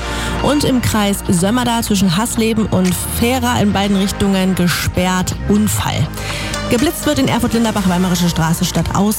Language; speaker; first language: German; native; German